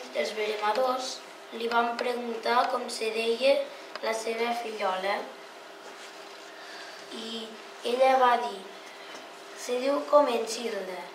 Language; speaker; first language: Catalan; native; Catalan